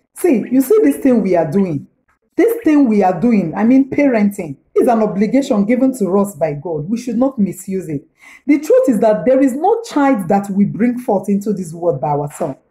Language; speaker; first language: English; non-native, local second language; Igbo